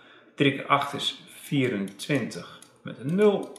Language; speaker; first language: Dutch; native; Dutch